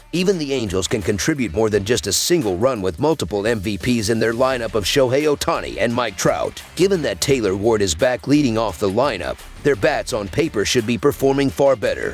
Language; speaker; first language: English; native; English